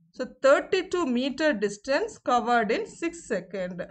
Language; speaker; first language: English; non-native, local second language; Tamil